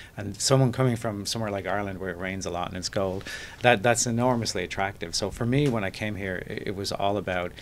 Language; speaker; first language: English; native; English